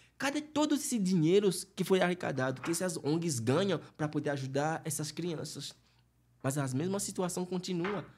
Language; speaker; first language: Portuguese; non-native, fluent; Fon